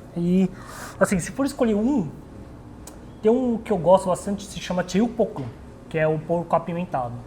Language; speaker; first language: Portuguese; early bilingual, other home language; Korean